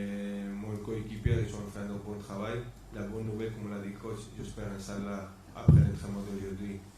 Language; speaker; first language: French; non-native, fluent; Spanish